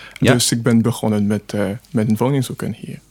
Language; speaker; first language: Dutch; non-native, fluent; French